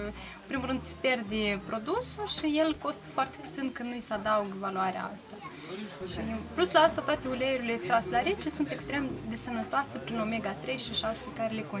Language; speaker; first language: Romanian; native; Romanian